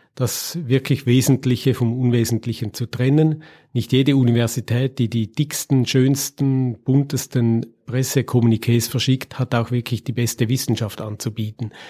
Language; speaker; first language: German; native; German